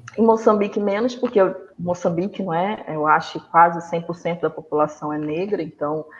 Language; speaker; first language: Portuguese; native; Portuguese